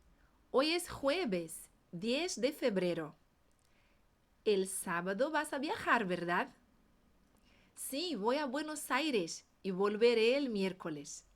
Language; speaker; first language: Spanish; non-native, fluent; Portuguese